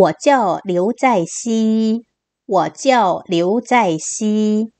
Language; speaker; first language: Chinese; non-native, fluent; Korean